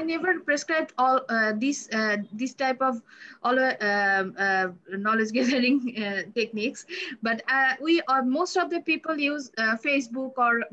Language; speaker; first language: English; non-native, learner; Bangla